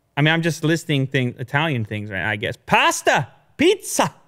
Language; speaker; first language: English; early bilingual, other home language; Italian